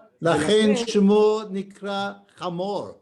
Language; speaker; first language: Hebrew; non-native, learner; English